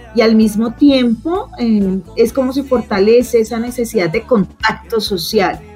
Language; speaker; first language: Spanish; native; Spanish